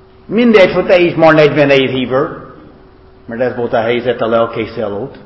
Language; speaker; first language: Hungarian; non-native, learner; English